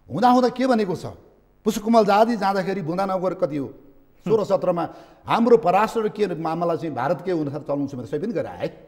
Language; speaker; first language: Nepali; native; Nepali